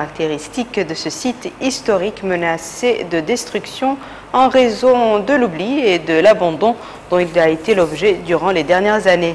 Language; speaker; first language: French; non-native, local second language; Arabic